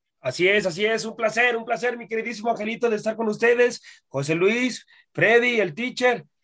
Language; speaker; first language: Spanish; native; Spanish